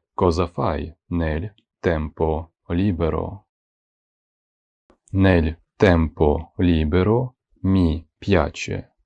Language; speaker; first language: Italian; non-native, fluent; Ukrainian